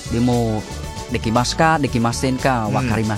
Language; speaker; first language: Japanese; non-native, learner; Khmer